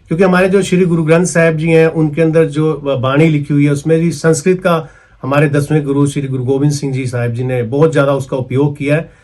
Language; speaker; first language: Hindi; native; Hindi